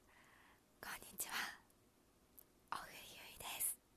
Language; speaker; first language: Japanese; native; Japanese